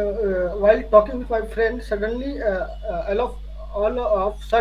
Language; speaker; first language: English; non-native, learner; Hindi